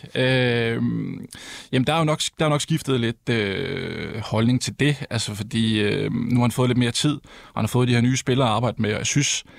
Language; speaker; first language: Danish; native; Danish